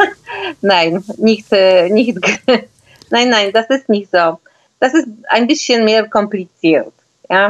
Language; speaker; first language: German; non-native, fluent; Polish